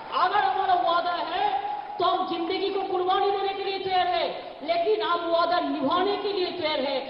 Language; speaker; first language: Hindi; non-native, local second language; Bangla